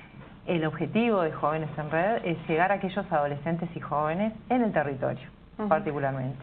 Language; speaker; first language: Spanish; native; Spanish